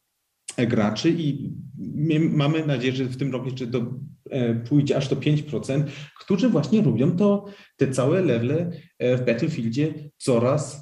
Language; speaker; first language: Polish; early bilingual, heritage; Polish